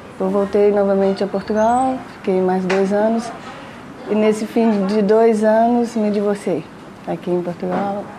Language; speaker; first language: Portuguese; native; Portuguese